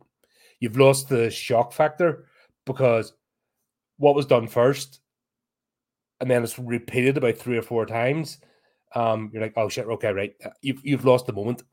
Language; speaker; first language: English; native; English